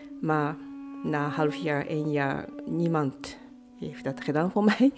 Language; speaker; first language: Dutch; non-native, learner; Japanese